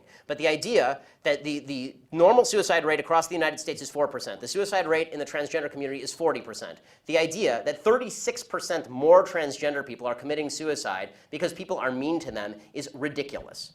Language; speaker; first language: English; native; English